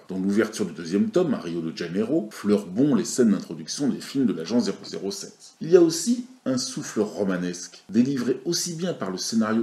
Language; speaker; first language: French; native; French